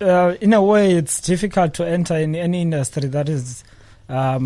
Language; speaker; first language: English; non-native, local second language; Xhosa